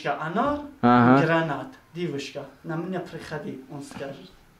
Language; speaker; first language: Russian; non-native, local second language; Uzbek